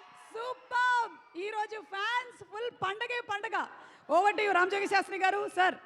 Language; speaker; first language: Telugu; native; Telugu